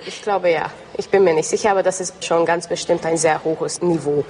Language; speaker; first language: German; early bilingual, other home language; Turkish